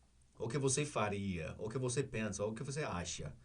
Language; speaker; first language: Portuguese; non-native, learner; English